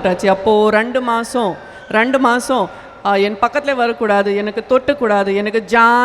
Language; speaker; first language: Tamil; non-native, local second language; Gujarati